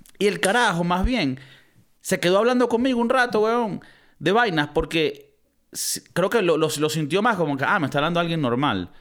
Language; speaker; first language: Spanish; native; Spanish